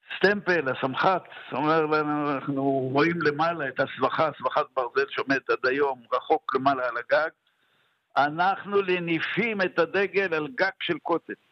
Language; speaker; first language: Hebrew; native; Hebrew